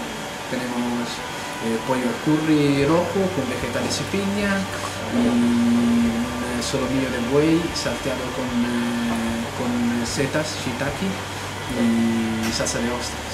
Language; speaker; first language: Spanish; non-native, fluent; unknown